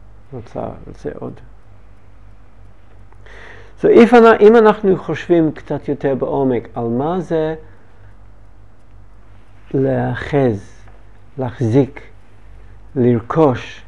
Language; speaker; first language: Hebrew; non-native, learner; English